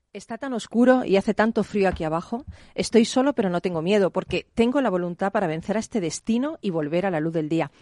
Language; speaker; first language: Spanish; native; Spanish